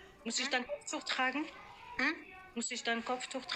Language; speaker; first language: German; non-native, fluent; Arabic